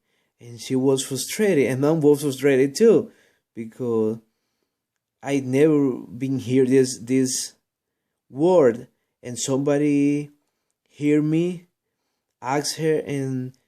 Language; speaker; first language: English; non-native, learner; Spanish